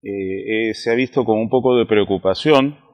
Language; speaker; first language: Spanish; native; Spanish